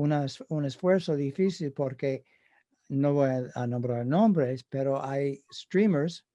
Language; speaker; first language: Spanish; non-native, fluent; English